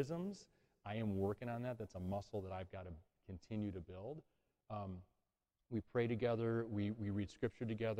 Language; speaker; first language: English; native; English